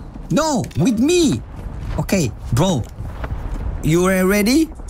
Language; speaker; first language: English; non-native, learner; French